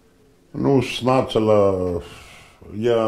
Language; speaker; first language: Russian; non-native, learner; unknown